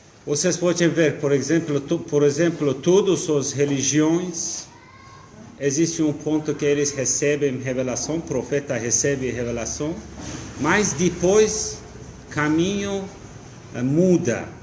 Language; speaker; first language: Portuguese; non-native, fluent; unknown